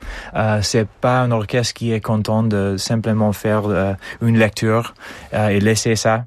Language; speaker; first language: French; non-native, fluent; English